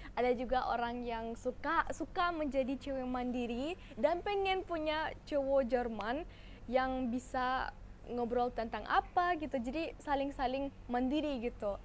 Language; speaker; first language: Indonesian; non-native, fluent; German